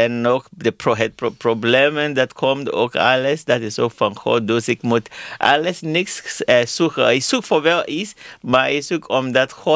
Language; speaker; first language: Dutch; non-native, learner; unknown